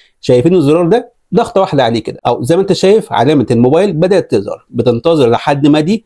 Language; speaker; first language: Arabic; native; Arabic